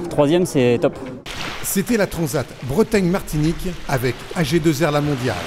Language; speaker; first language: French; native; French